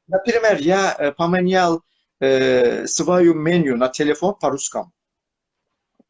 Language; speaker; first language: Russian; non-native, learner; Turkish